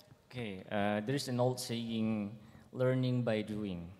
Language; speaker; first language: English; non-native, fluent; Indonesian